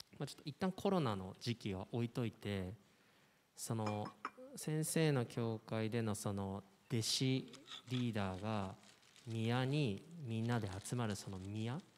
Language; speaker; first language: Japanese; native; Japanese